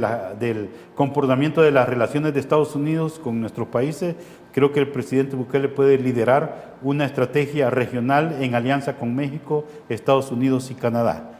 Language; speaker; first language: Spanish; native; Spanish